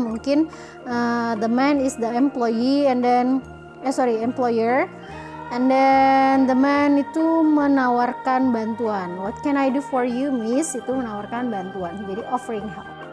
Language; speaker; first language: English; non-native, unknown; Indonesian